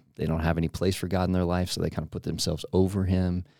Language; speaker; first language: English; native; English